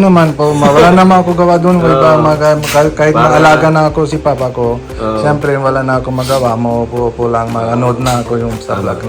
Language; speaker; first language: Filipino; non-native, learner; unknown